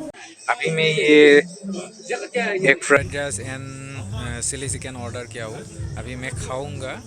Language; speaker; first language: Hindi; non-native, local second language; Assamese